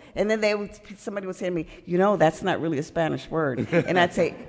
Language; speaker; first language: English; early bilingual, other home language; Spanish